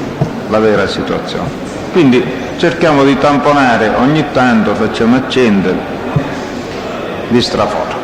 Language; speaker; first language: Italian; native; Italian